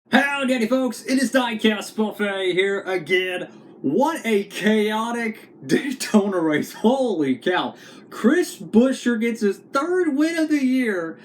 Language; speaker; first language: English; native; English